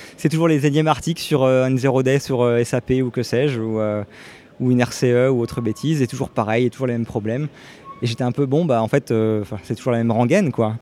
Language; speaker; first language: French; native; French